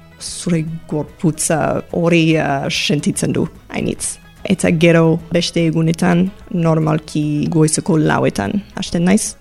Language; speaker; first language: Basque; non-native, learner; English